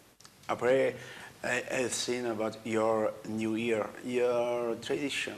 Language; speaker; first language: English; non-native, learner; Malagasy